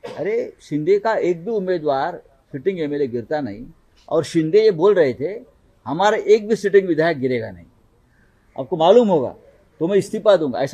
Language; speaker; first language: Hindi; non-native, local second language; Marathi